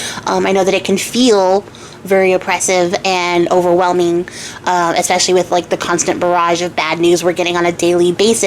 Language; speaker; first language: English; native; English